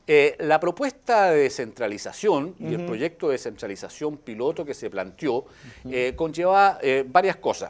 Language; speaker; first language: Spanish; native; Spanish